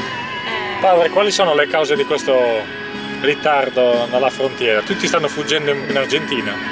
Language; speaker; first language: Italian; native; Italian